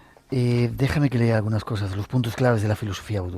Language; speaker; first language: Spanish; native; Spanish